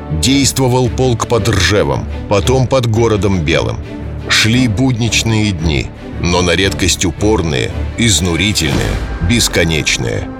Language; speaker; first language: Russian; native; Russian